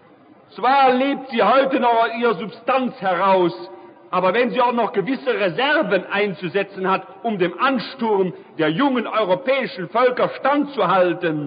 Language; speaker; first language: German; native; German